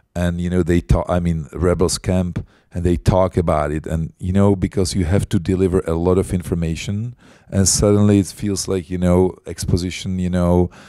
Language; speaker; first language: English; non-native, fluent; Czech